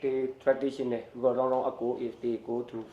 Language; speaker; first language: English; non-native, learner; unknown